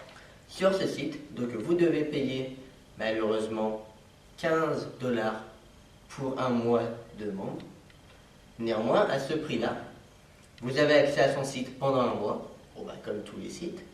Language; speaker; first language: French; native; French